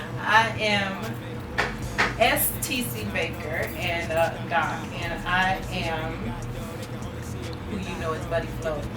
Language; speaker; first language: English; native; English